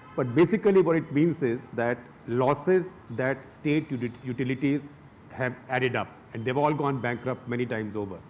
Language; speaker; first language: English; non-native, local second language; Hindi